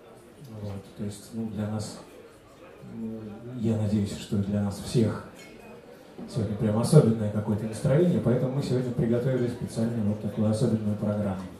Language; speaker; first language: Russian; native; Russian